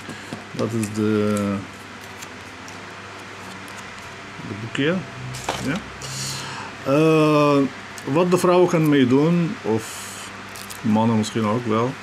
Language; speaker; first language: Dutch; non-native, fluent; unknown